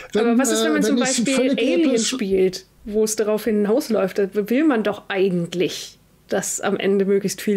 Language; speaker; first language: German; native; German